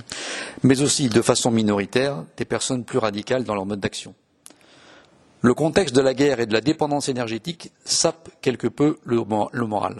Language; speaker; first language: French; native; French